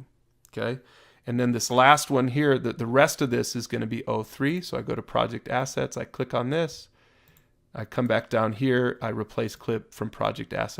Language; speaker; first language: English; native; English